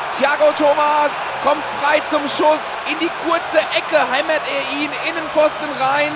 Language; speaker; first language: German; native; German